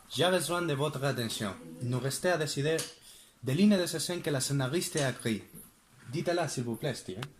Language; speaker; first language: French; non-native, learner; Spanish